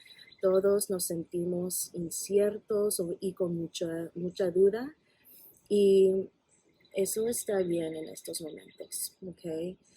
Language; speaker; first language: Spanish; non-native, fluent; English